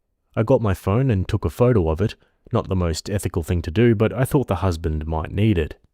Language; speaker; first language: English; native; English